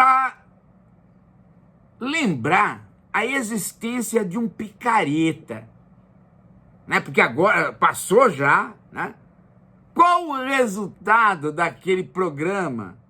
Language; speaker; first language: Portuguese; native; Portuguese